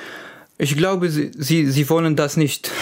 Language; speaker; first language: German; non-native, learner; Arabic